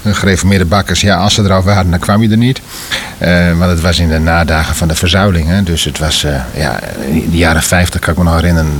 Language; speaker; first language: Dutch; native; Dutch